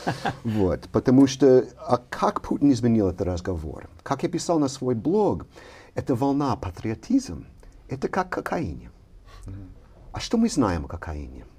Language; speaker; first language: Russian; non-native, fluent; English